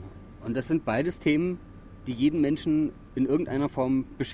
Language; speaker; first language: German; native; German